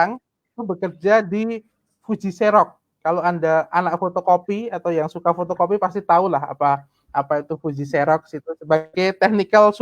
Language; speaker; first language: Indonesian; native; Indonesian